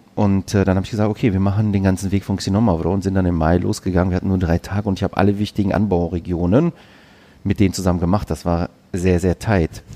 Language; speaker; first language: German; early bilingual, other home language; Greek